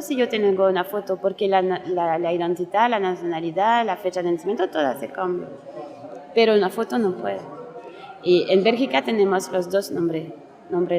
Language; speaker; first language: Spanish; non-native, learner; French